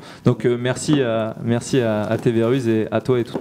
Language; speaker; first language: French; native; French